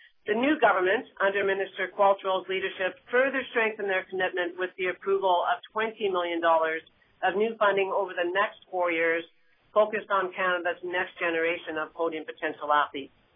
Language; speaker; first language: English; native; English